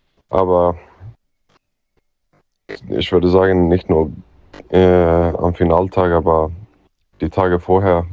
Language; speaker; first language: German; non-native, learner; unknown